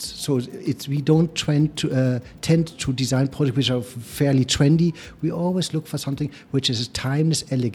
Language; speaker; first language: English; non-native, fluent; German